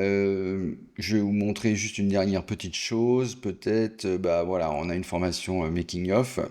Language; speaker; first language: French; native; French